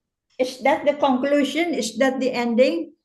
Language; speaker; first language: English; non-native, fluent; Indonesian